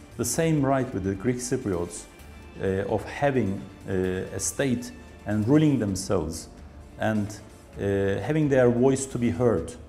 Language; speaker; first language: English; non-native, fluent; Turkish